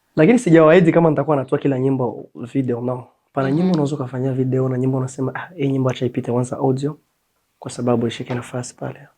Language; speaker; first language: Swahili; native; Swahili